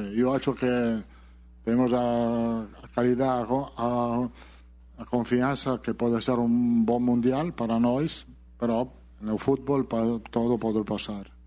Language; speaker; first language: Portuguese; non-native, fluent; Italian